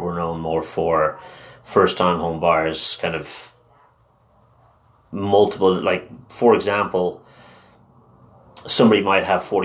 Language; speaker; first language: English; non-native, local second language; Irish